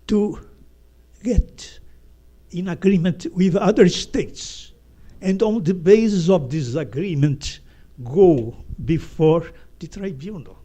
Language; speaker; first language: English; non-native, fluent; Portuguese